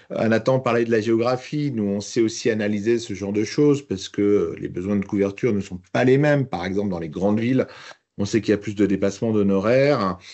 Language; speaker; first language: French; native; French